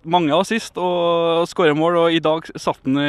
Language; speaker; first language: Norwegian; native; Norwegian